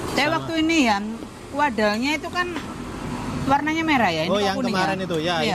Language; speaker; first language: Malay; native; Malay